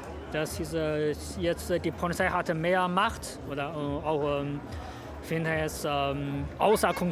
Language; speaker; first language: German; non-native, learner; Chinese